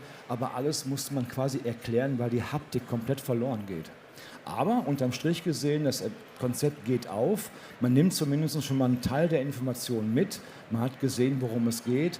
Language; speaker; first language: German; native; German